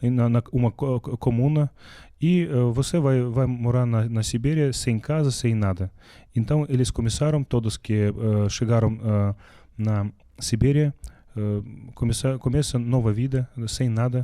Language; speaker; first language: Portuguese; non-native, learner; Russian